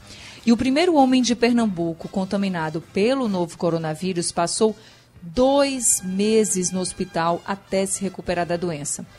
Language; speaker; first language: Portuguese; native; Portuguese